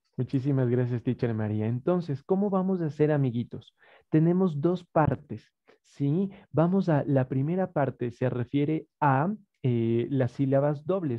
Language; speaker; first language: Spanish; native; Spanish